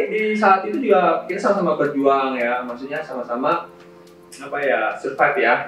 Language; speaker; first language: Indonesian; native; Indonesian